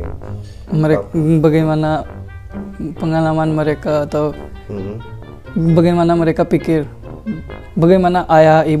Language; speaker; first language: Indonesian; non-native, learner; Hindi